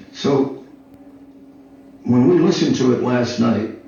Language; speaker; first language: English; native; English